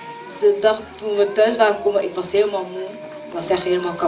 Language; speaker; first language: Dutch; early bilingual, other home language; French